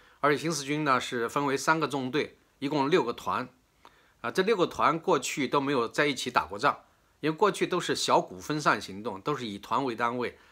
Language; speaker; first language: Chinese; native; Chinese